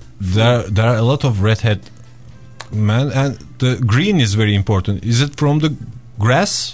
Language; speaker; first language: English; non-native, fluent; Turkish